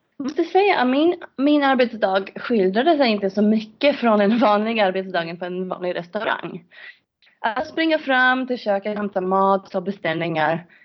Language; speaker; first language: Swedish; non-native, fluent; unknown